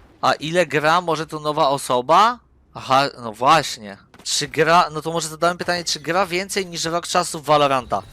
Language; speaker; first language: Polish; native; Polish